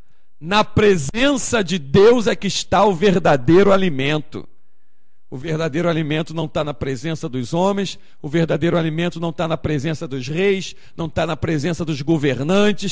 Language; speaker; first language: Portuguese; native; Portuguese